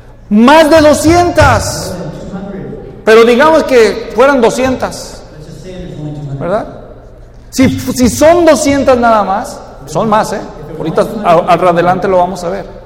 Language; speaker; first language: Spanish; native; Spanish